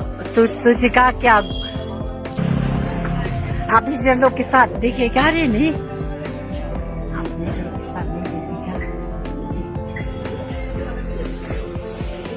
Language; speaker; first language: Hindi; non-native, local second language; Khasi